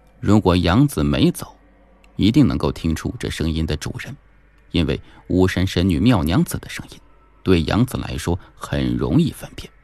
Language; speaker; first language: Chinese; native; Chinese